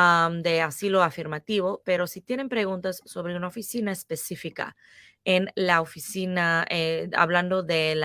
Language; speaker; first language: Spanish; non-native, fluent; English